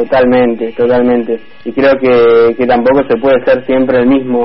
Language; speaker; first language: Spanish; native; Spanish